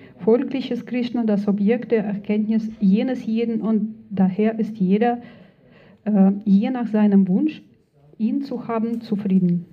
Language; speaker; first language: German; non-native, fluent; Russian